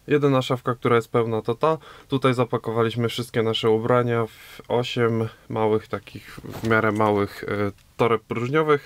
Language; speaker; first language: Polish; native; Polish